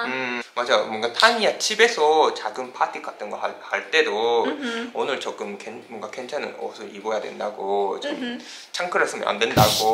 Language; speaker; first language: Korean; non-native, fluent; Japanese